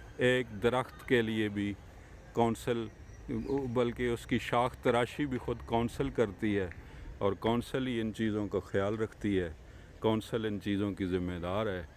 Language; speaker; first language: Urdu; non-native, local second language; Punjabi